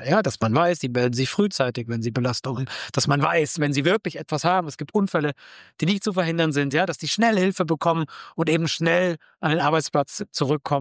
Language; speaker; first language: German; native; German